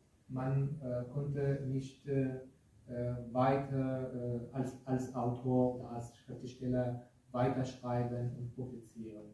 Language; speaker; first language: German; non-native, learner; Kurdish